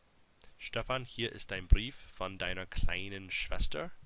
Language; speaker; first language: German; non-native, fluent; English